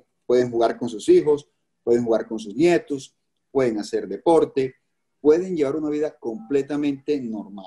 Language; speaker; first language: Spanish; native; Spanish